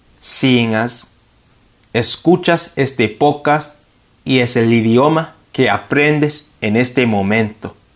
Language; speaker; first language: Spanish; non-native, fluent; English